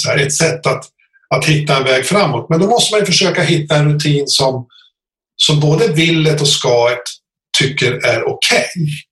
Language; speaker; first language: Swedish; native; Swedish